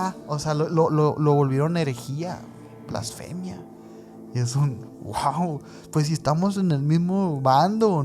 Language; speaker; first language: Spanish; native; Spanish